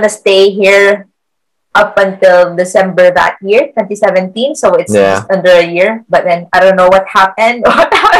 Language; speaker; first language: English; non-native, local second language; Filipino